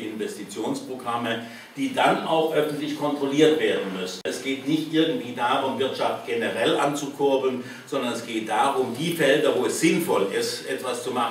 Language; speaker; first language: German; native; German